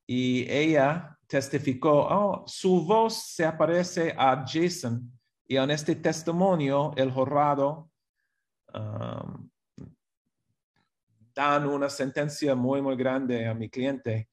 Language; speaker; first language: Spanish; non-native, fluent; English